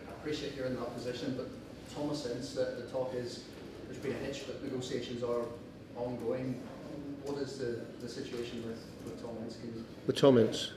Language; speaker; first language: English; native; English